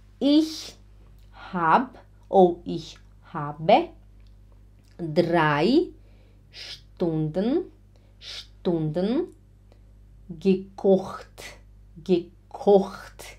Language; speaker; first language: German; non-native, fluent; Portuguese